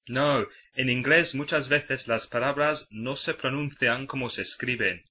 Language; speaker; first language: Spanish; non-native, fluent; English